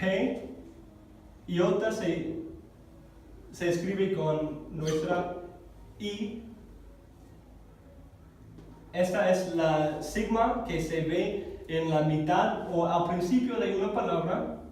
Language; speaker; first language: Spanish; non-native, fluent; English